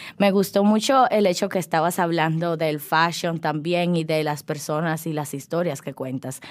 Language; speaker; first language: Spanish; native; Spanish